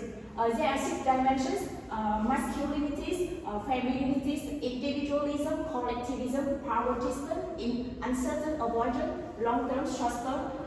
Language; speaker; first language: English; non-native, learner; Vietnamese